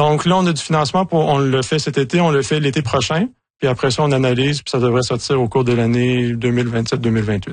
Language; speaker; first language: French; native; French